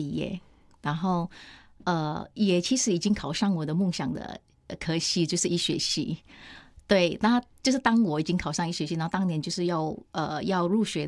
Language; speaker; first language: Chinese; non-native, fluent; Hakka Chinese